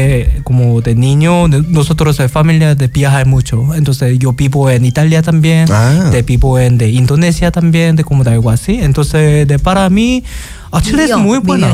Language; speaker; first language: Spanish; non-native, learner; Korean